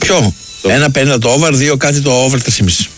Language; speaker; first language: Greek; native; Greek